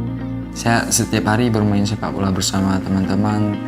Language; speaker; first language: Indonesian; non-native, local second language; Achinese